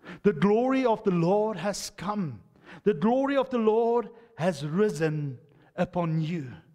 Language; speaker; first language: English; non-native, local second language; Afrikaans